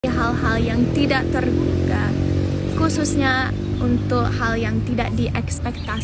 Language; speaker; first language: Indonesian; non-native, fluent; English